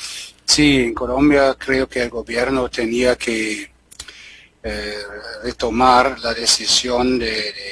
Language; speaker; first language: Spanish; non-native, fluent; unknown